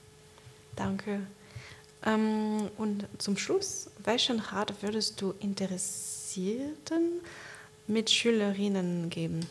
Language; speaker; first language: German; non-native, learner; French